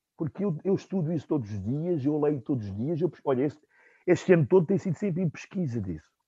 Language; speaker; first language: Portuguese; non-native, local second language; Upper Guinea Crioulo